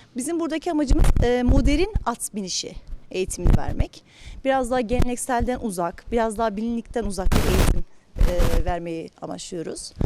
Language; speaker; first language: Turkish; native; Turkish